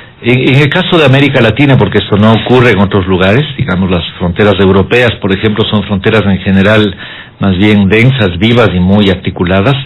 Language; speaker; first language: Spanish; native; Spanish